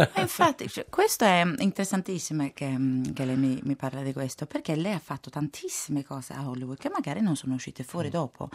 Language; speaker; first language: Italian; non-native, fluent; Swedish